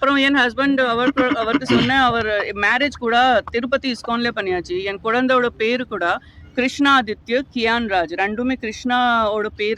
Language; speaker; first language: Tamil; non-native, learner; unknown